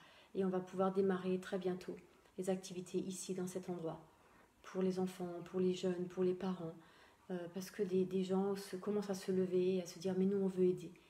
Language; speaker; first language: French; native; French